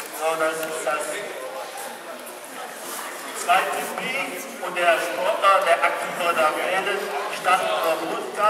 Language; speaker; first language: German; native; German